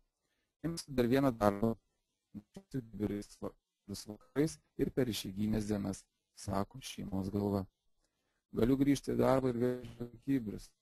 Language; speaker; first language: Lithuanian; native; Lithuanian